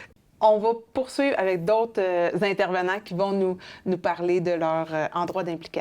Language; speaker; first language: French; native; French